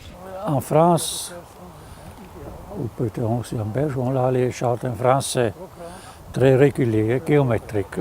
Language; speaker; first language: French; non-native, fluent; German